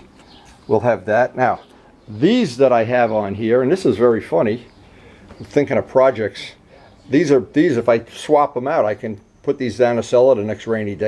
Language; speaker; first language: English; native; English